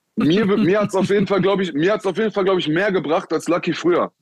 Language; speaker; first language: German; native; German